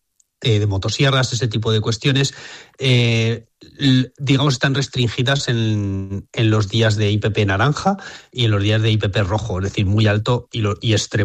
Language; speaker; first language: Spanish; native; Spanish